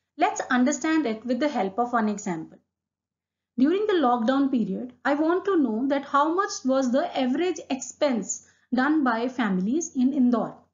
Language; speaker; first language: English; non-native, local second language; Hindi